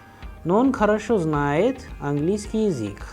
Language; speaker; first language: Russian; non-native, fluent; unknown